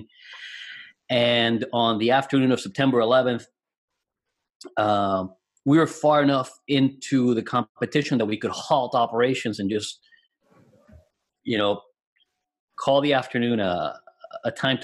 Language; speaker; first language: English; non-native, fluent; Spanish